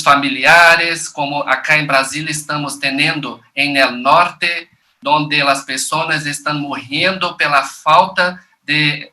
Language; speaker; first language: Spanish; non-native, fluent; Portuguese